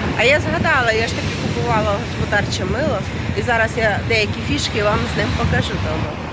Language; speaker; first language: Ukrainian; non-native, local second language; Russian